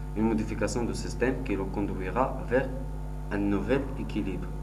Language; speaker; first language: French; non-native, local second language; Arabic